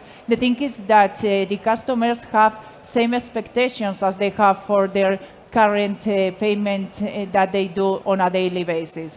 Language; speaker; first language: English; non-native, fluent; Spanish